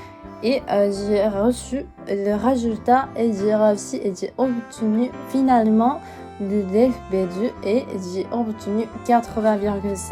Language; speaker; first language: French; non-native, fluent; Japanese